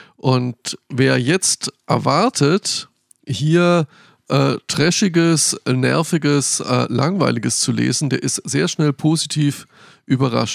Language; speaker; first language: German; native; German